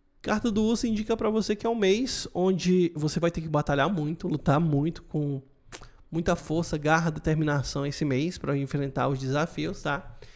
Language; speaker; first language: Portuguese; native; Portuguese